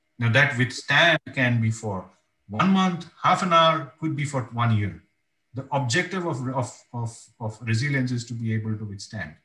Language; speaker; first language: English; non-native, local second language; Bangla